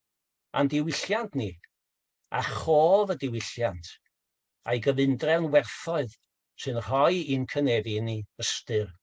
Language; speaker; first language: Welsh; native; Welsh